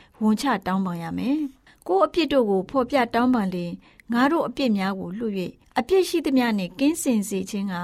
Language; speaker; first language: Burmese; native; Burmese